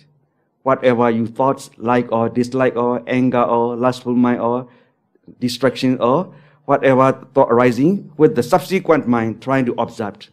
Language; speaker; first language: English; non-native, learner; Burmese